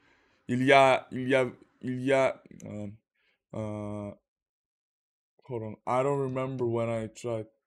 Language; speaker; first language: French; non-native, learner; Russian